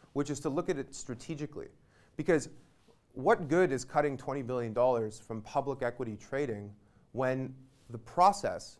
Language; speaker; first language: English; native; English